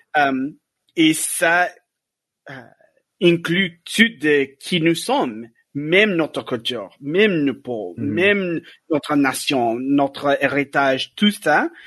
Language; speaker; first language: French; non-native, learner; English